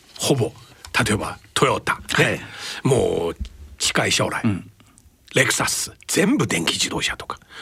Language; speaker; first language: Japanese; non-native, fluent; Chinese